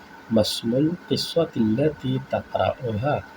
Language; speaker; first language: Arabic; non-native, fluent; Urdu